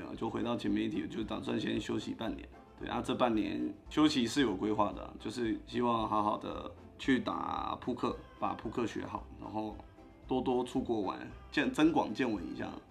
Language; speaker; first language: Chinese; native; Chinese